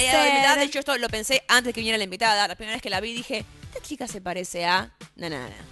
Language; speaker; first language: Spanish; native; Spanish